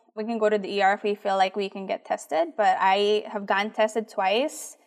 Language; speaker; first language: English; early bilingual, other home language; Filipino